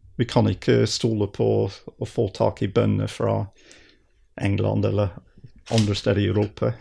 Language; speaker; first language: Norwegian; non-native, fluent; English